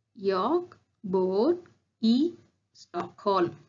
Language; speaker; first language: Swedish; non-native, learner; Tamil